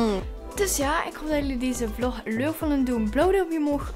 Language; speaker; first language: Dutch; native; Dutch